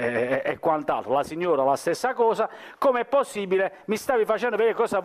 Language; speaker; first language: Italian; native; Italian